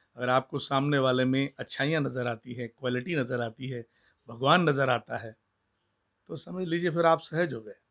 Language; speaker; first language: Hindi; non-native, local second language; Sindhi